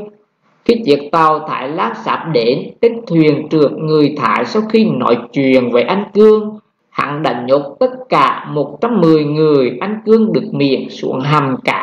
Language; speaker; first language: Vietnamese; native; Vietnamese